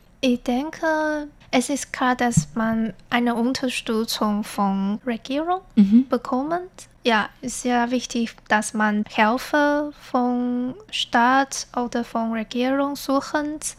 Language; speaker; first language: German; non-native, fluent; Chinese